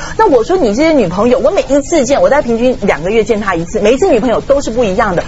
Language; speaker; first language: Chinese; non-native, local second language; Cantonese